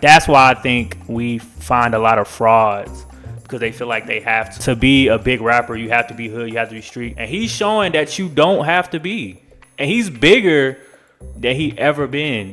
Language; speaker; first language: English; native; English